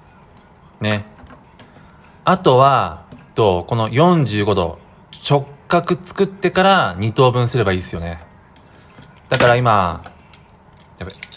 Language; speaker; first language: Japanese; native; Japanese